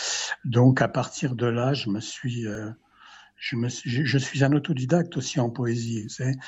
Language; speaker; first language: French; native; French